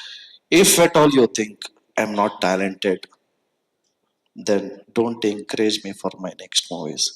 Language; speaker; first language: Telugu; non-native, learner; Kannada